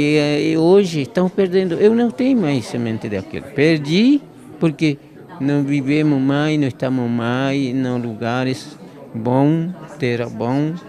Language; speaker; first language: Portuguese; non-native, local second language; Guarani